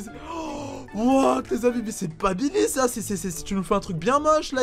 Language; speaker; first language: French; native; French